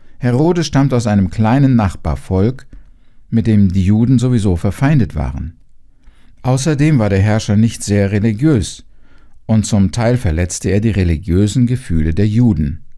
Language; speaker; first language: German; native; German